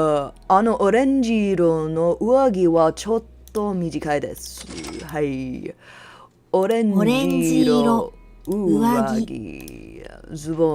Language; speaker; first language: Japanese; non-native, learner; English